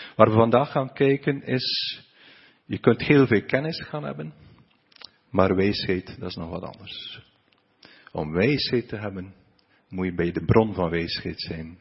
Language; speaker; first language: Dutch; native; Dutch